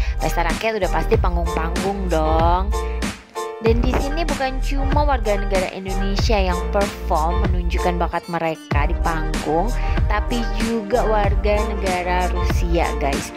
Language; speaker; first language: Indonesian; native; Indonesian